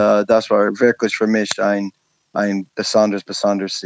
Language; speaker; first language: German; non-native, learner; English